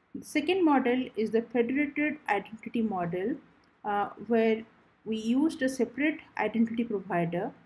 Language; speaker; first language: English; non-native, local second language; Odia